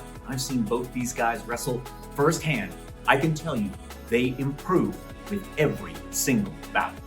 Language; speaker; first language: English; native; English